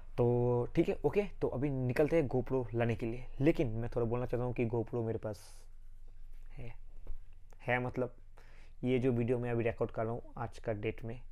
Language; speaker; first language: Hindi; non-native, local second language; Bangla